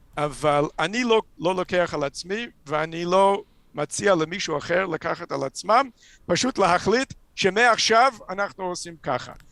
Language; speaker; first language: Hebrew; non-native, fluent; English